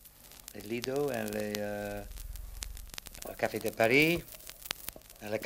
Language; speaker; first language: French; non-native, learner; English